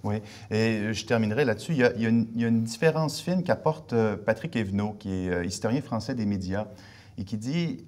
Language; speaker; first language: French; native; French